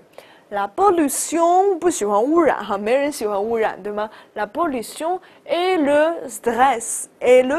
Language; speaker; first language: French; non-native, fluent; Chinese